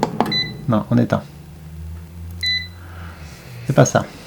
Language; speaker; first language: French; native; French